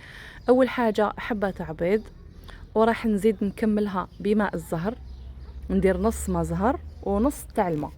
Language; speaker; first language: Arabic; native; Arabic